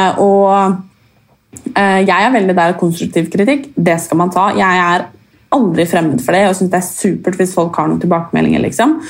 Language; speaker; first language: Norwegian; native; Norwegian